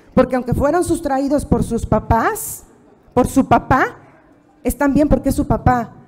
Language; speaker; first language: Spanish; native; Spanish